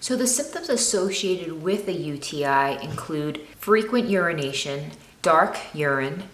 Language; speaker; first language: English; native; English